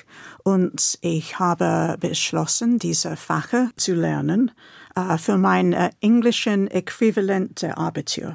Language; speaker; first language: German; non-native, fluent; English